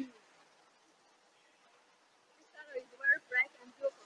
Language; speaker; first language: English; non-native, fluent; Chinese